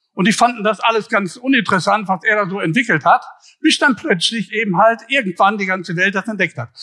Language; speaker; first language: German; native; German